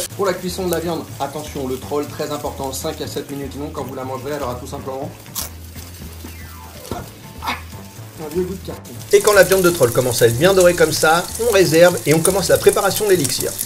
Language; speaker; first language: French; native; French